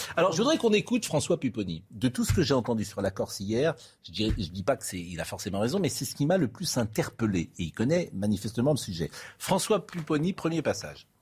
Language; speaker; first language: French; native; French